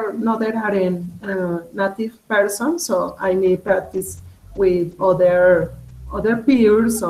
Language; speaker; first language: English; non-native, learner; Spanish